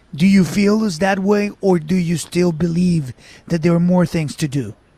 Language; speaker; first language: English; non-native, fluent; Spanish